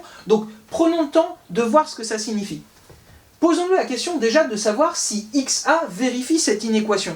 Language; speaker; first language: French; native; French